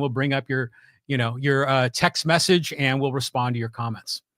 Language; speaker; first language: English; native; English